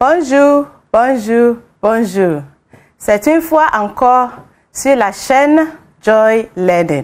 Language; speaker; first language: French; non-native, fluent; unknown